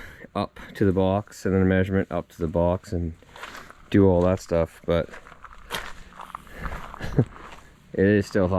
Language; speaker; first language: English; native; English